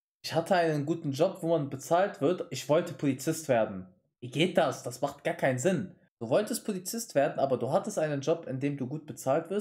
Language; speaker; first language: German; native; German